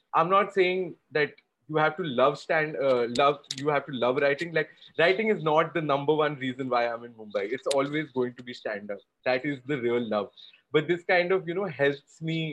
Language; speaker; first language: English; non-native, local second language; Gujarati